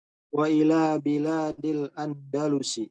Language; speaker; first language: Arabic; non-native, learner; Indonesian